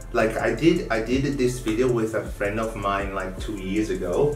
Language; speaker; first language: English; non-native, fluent; Portuguese